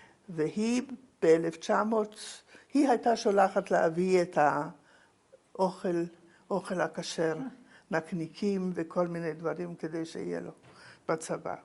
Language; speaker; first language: Hebrew; non-native, fluent; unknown